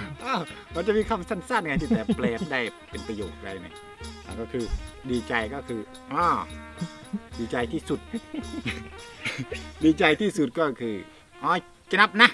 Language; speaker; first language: Thai; non-native, local second language; Khmer